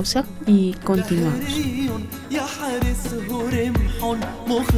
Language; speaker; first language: Spanish; native; Spanish